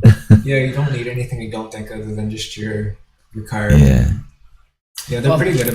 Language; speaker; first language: English; native; English